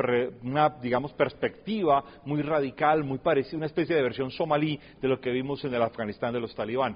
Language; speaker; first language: Spanish; native; Spanish